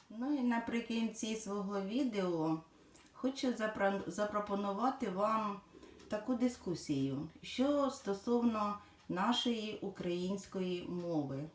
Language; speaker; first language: Ukrainian; non-native, local second language; Russian